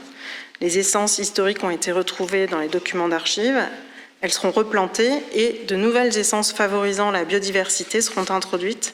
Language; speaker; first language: French; native; French